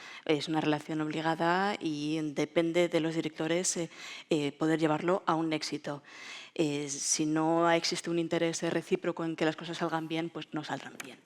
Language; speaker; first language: Spanish; native; Spanish